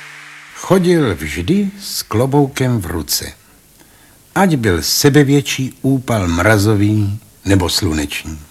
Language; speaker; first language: Czech; native; Czech